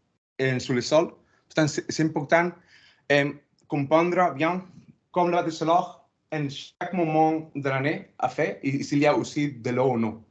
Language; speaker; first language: French; non-native, fluent; Spanish